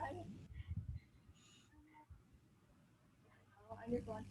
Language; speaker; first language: English; non-native, learner; Vietnamese